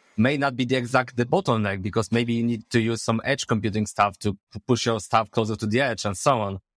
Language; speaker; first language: English; non-native, fluent; Polish